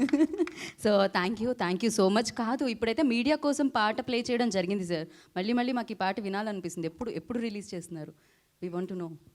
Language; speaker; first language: Telugu; native; Telugu